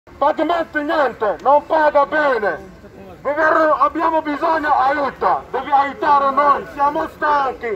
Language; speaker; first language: Italian; non-native, learner; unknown